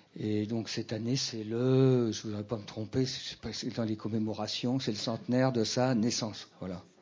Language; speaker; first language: French; native; French